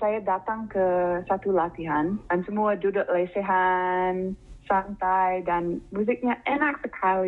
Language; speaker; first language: Indonesian; non-native, fluent; English